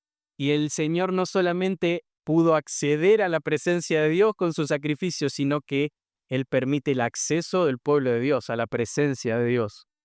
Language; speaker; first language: Spanish; native; Spanish